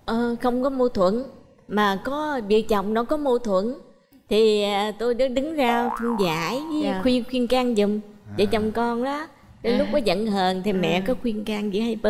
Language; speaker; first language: Vietnamese; native; Vietnamese